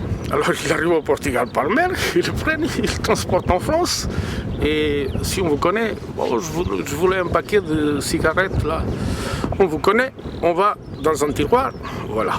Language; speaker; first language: French; non-native, fluent; Portuguese